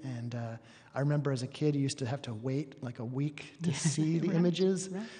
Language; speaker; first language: English; native; English